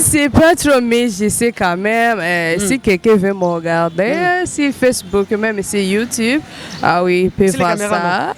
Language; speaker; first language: French; non-native, local second language; Rundi